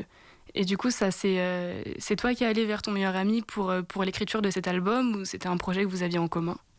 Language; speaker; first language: French; native; French